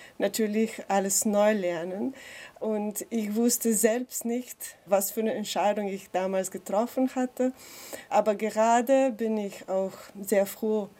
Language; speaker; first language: German; non-native, learner; Slovenian